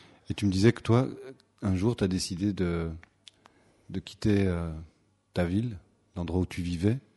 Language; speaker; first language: French; native; French